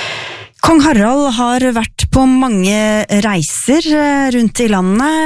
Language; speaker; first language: Norwegian; native; Norwegian